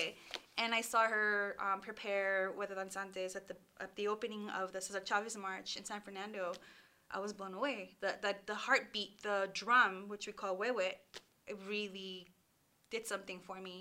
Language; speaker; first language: English; early bilingual, other home language; Spanish